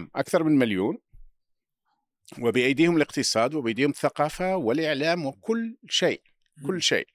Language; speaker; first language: Arabic; native; Arabic